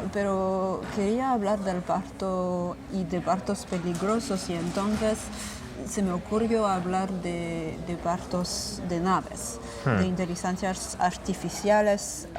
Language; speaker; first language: Spanish; non-native, fluent; French